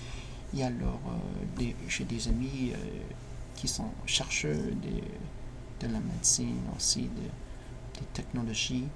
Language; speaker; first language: French; non-native, learner; English